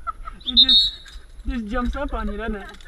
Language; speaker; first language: English; native; English